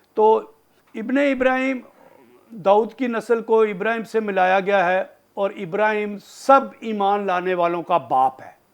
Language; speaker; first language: Urdu; non-native, local second language; Punjabi